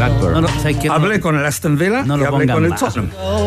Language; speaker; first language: Spanish; native; Spanish